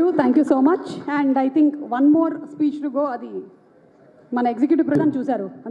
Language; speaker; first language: Telugu; native; Telugu